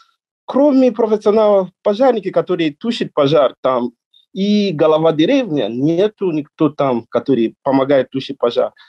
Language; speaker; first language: Russian; non-native, learner; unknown